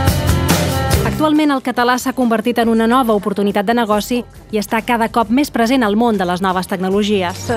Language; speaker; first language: Catalan; native; Catalan